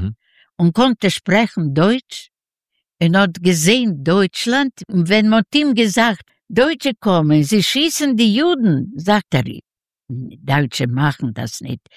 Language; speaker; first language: German; non-native, learner; Russian